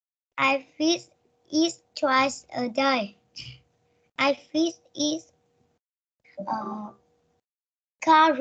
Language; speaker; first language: English; non-native, learner; Vietnamese